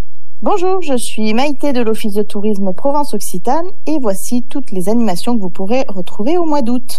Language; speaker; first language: French; native; French